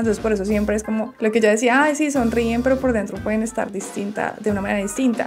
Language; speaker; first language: Spanish; native; Spanish